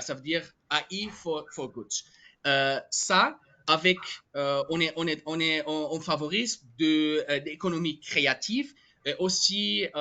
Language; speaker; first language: French; non-native, fluent; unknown